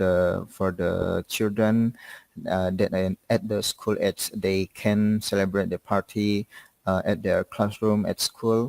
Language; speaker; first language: English; non-native, learner; Indonesian